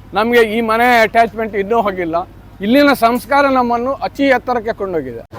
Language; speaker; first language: Kannada; non-native, local second language; Konkani